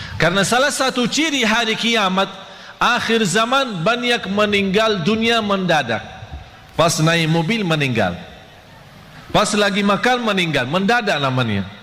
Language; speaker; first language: Malay; non-native, fluent; Arabic